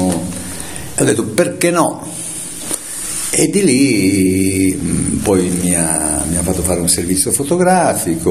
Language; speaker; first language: Italian; native; Italian